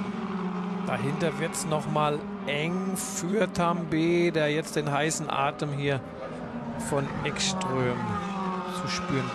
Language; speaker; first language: German; native; German